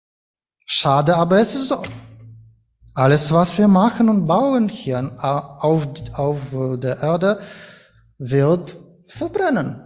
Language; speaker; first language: German; non-native, learner; Ukrainian